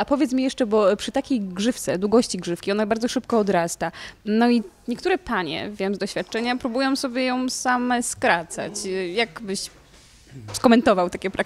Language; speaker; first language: Polish; native; Polish